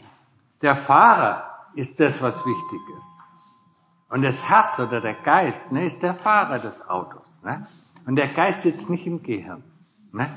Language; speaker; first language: German; non-native, fluent; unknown